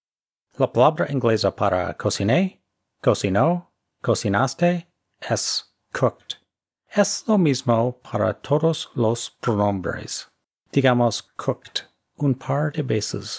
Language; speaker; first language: Spanish; non-native, fluent; English